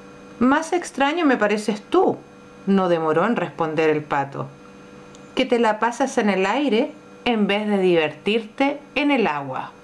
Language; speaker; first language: Spanish; native; Spanish